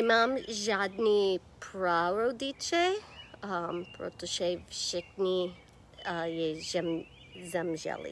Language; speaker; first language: Czech; non-native, learner; English